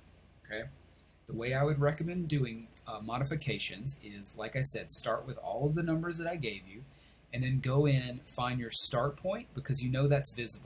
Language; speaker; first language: English; native; English